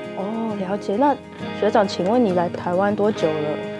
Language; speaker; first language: Chinese; non-native, fluent; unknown